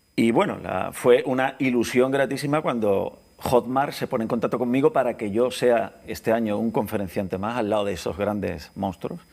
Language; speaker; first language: Spanish; native; Spanish